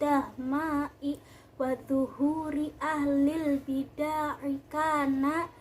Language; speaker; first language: Arabic; non-native, learner; Indonesian